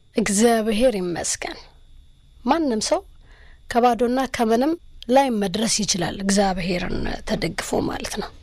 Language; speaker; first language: Amharic; native; Amharic